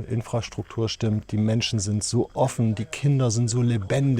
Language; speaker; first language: German; native; German